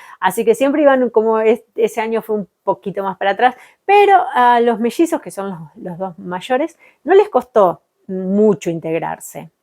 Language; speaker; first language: Spanish; native; Spanish